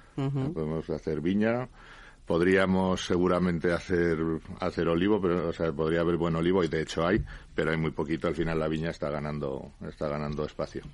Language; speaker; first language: Spanish; native; Spanish